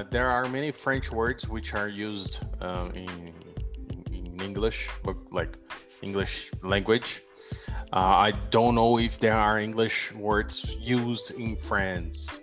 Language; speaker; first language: English; non-native, fluent; Portuguese